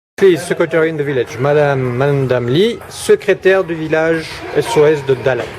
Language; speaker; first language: English; non-native, fluent; French